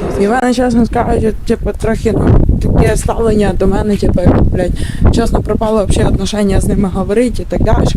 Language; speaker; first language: Ukrainian; native; Ukrainian